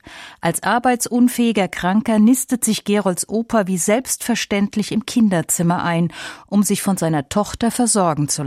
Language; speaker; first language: German; native; German